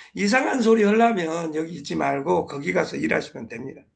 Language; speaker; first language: Korean; native; Korean